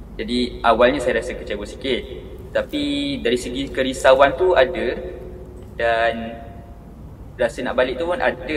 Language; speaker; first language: Malay; native; Malay